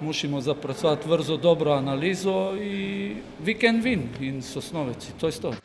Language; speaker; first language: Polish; non-native, learner; Slovenian